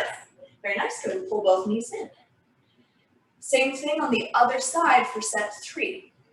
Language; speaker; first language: English; native; English